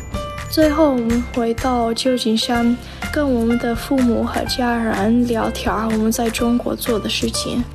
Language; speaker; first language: Chinese; non-native, learner; English